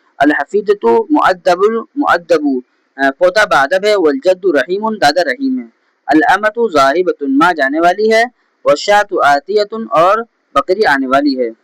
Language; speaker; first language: Urdu; native; Urdu